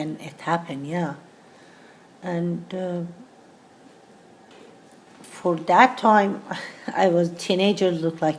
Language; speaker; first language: English; non-native, learner; Persian